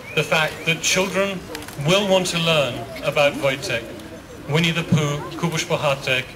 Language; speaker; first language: English; native; English